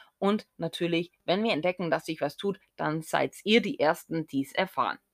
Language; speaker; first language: German; native; German